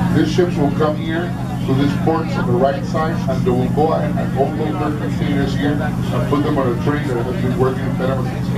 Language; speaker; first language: English; non-native, fluent; Spanish